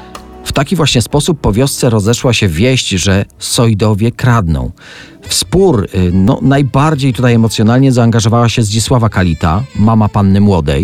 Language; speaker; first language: Polish; native; Polish